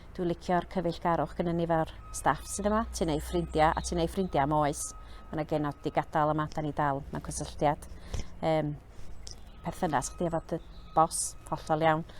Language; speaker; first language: Welsh; native; Welsh